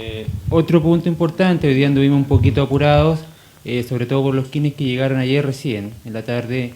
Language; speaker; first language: Spanish; native; Spanish